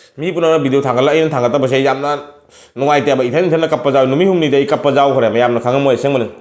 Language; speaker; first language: Manipuri; native; Manipuri